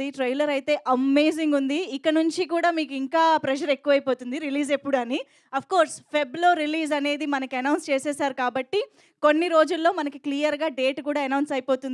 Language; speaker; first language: Telugu; native; Telugu